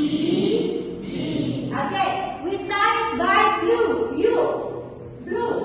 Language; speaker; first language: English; non-native, learner; Indonesian